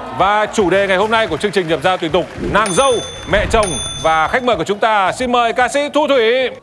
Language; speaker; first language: Vietnamese; native; Vietnamese